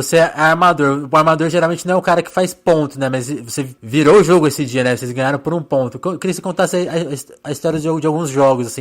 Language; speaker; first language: Portuguese; native; Portuguese